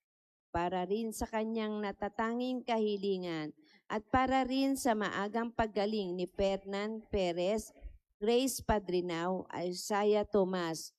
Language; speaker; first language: Filipino; native; Filipino